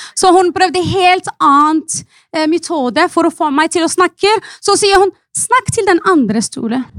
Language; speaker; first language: Norwegian; non-native, fluent; Arabic